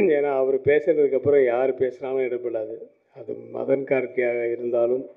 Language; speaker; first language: Tamil; native; Tamil